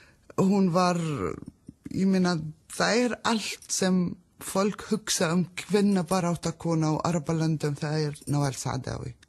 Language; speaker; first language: Icelandic; non-native, learner; Arabic